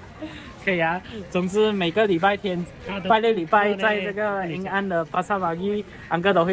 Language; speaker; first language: Chinese; native; Chinese